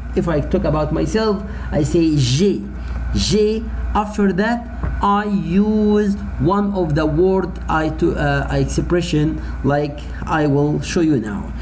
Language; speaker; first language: English; non-native, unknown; Arabic